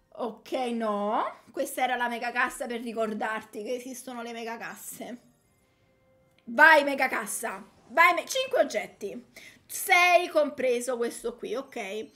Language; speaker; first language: Italian; native; Italian